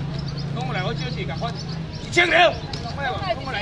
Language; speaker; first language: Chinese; native; Chinese